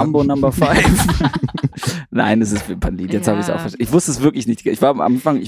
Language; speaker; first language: German; native; German